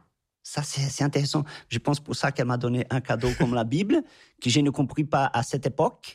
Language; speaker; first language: French; non-native, fluent; Portuguese